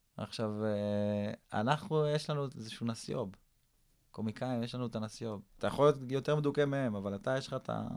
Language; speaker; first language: Hebrew; early bilingual, other home language; English